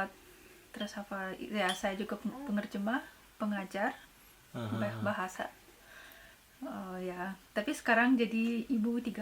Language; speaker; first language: Indonesian; non-native, fluent; Russian